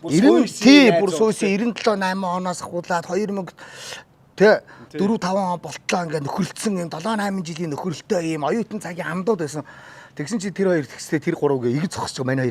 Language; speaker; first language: Mongolian; native; Mongolian